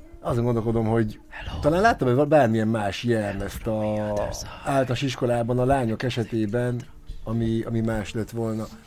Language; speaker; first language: Hungarian; native; Hungarian